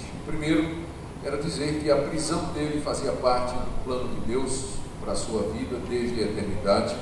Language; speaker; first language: Portuguese; native; Portuguese